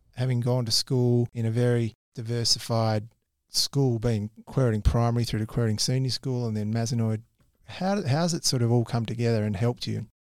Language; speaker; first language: English; native; English